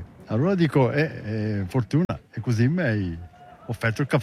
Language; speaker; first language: Italian; native; Italian